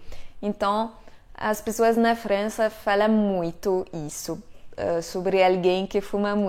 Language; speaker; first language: Portuguese; non-native, fluent; French